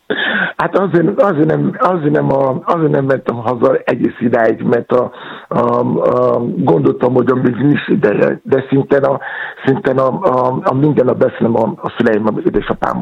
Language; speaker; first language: Hungarian; non-native, fluent; Yoruba